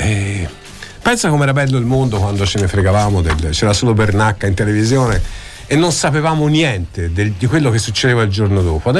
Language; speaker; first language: Italian; native; Italian